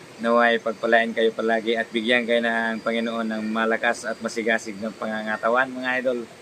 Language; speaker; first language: Filipino; non-native, local second language; Cebuano